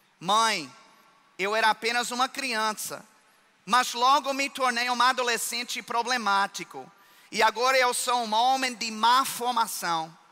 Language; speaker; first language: Portuguese; non-native, fluent; English